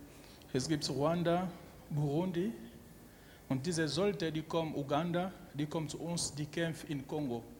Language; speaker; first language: German; non-native, learner; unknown